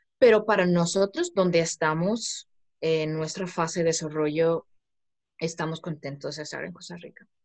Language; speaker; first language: Spanish; non-native, fluent; English